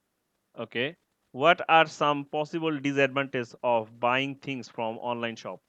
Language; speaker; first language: English; non-native, learner; Bangla